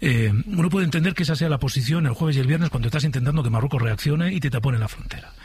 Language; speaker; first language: Spanish; native; Spanish